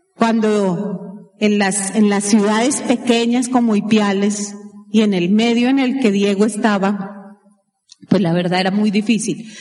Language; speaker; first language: Spanish; native; Spanish